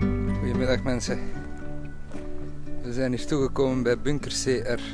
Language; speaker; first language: Dutch; native; Dutch